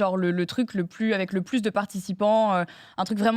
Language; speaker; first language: French; native; French